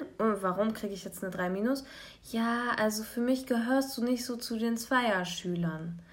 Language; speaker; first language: German; early bilingual, other home language; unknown